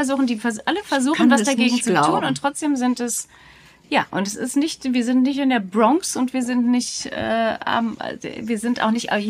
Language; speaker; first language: German; native; German